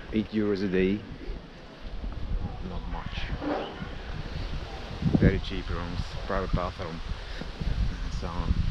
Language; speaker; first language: English; non-native, learner; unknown